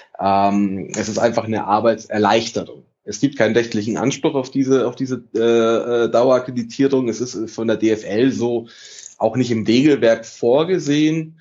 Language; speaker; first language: German; early bilingual, other home language; Italian